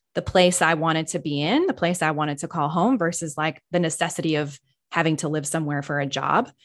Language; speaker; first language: English; native; English